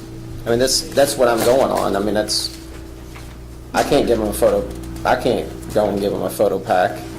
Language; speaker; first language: English; native; English